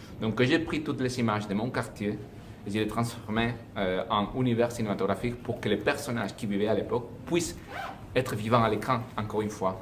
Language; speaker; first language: French; non-native, fluent; Spanish